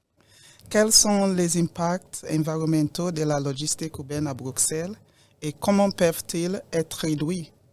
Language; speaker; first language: French; non-native, learner; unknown